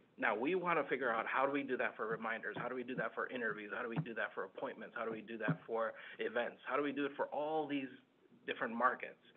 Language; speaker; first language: English; early bilingual, other home language; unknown